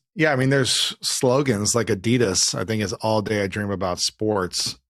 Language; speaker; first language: English; native; English